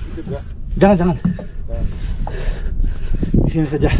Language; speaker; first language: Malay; non-native, learner; Filipino